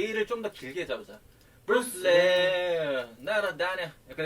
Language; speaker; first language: Korean; native; Korean